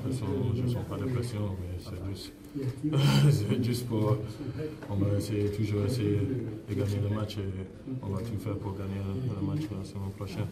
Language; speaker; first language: French; non-native, fluent; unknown